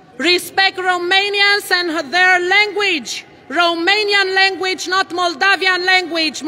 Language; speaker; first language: English; non-native, learner; Romanian